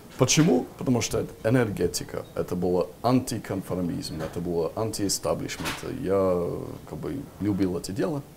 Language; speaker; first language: Russian; non-native, fluent; English